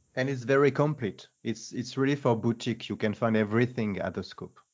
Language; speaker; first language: English; non-native, fluent; French